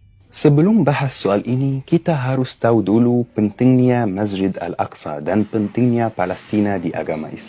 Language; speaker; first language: Indonesian; non-native, fluent; Arabic